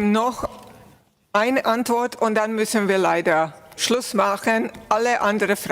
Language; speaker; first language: German; non-native, fluent; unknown